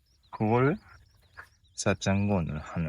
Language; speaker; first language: Korean; non-native, learner; Japanese